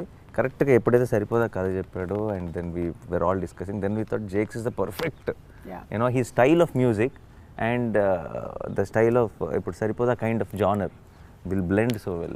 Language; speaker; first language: Telugu; native; Telugu